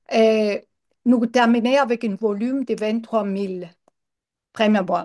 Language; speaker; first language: French; non-native, learner; English